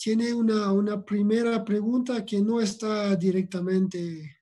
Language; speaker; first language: Spanish; non-native, fluent; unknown